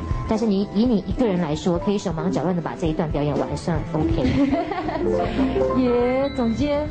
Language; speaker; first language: Chinese; native; Chinese